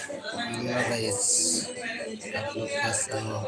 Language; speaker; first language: Hindi; non-native, local second language; Santali